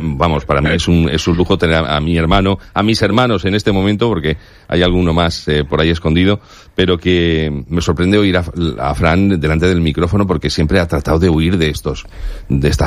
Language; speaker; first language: Spanish; native; Spanish